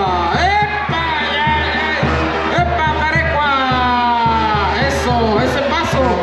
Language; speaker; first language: Spanish; native; Spanish